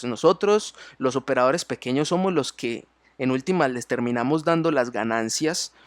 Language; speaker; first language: Spanish; native; Spanish